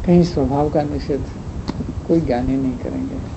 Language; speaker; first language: Hindi; non-native, local second language; Gujarati